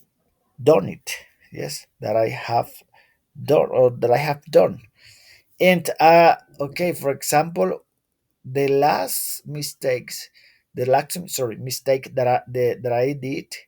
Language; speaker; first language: English; non-native, learner; Spanish